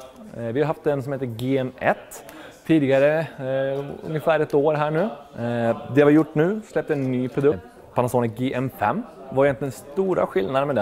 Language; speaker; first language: Swedish; native; Swedish